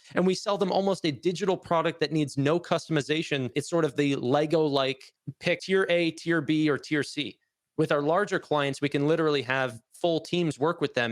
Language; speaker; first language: English; native; English